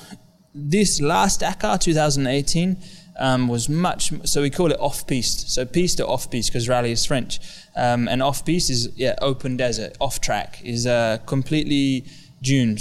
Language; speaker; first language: English; native; English